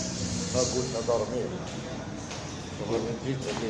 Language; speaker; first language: Spanish; non-native, learner; Arabic